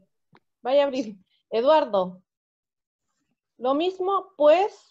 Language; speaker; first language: Spanish; native; Spanish